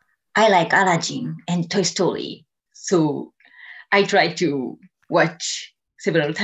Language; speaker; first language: English; non-native, learner; Japanese